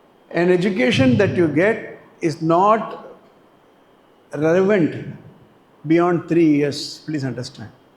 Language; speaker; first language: English; non-native, local second language; Tamil